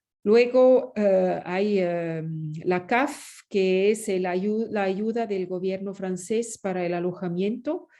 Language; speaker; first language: Spanish; non-native, fluent; French